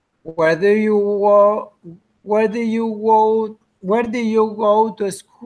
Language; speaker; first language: English; non-native, learner; Spanish